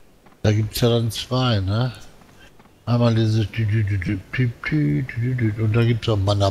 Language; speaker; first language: German; native; German